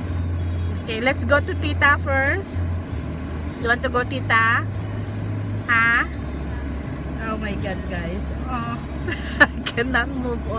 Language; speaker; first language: English; non-native, local second language; Filipino